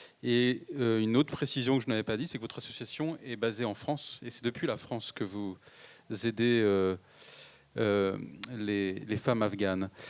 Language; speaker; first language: French; native; French